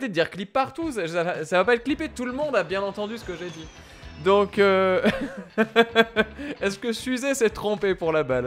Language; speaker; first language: French; native; French